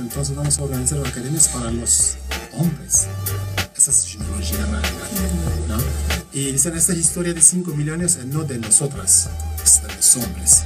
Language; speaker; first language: Spanish; non-native, learner; Kurdish